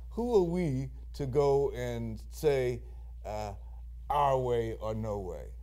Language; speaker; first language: English; native; English